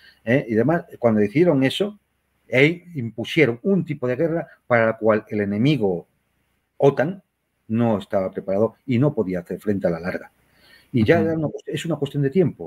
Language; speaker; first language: Spanish; native; Spanish